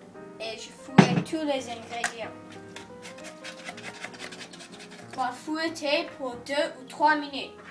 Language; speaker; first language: French; non-native, learner; English